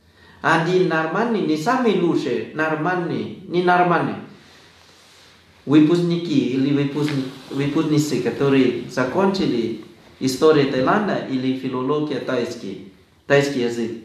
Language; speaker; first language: Russian; non-native, fluent; Thai